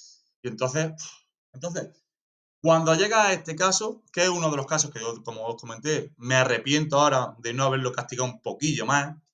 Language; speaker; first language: Spanish; native; Spanish